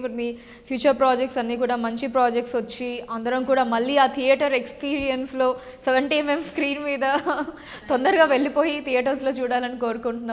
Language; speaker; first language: Telugu; native; Telugu